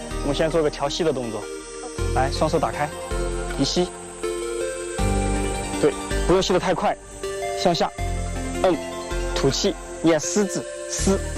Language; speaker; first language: Chinese; native; Chinese